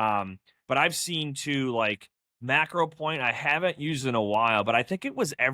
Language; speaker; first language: English; native; English